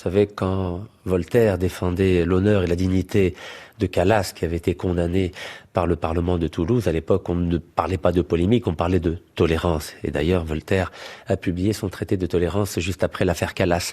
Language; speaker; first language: French; native; French